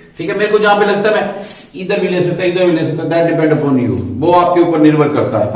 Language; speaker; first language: Hindi; non-native, local second language; Punjabi